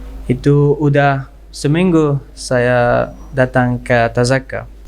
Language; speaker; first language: Indonesian; non-native, learner; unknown